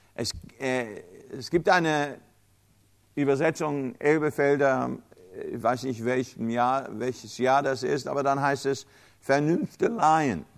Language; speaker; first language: German; non-native, fluent; English